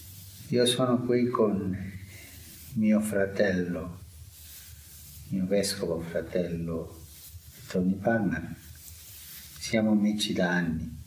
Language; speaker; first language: Italian; non-native, fluent; Spanish